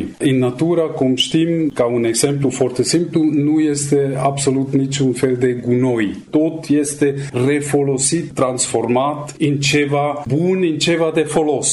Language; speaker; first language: Romanian; non-native, fluent; German